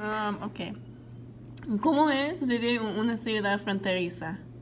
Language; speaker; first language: Spanish; non-native, learner; English